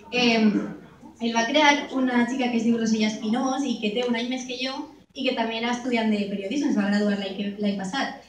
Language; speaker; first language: Catalan; non-native, local second language; Spanish